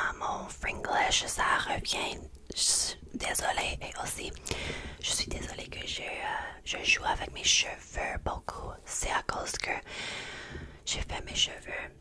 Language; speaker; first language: French; non-native, learner; English